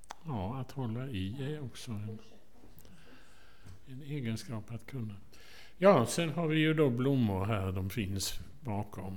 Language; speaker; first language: Swedish; native; Swedish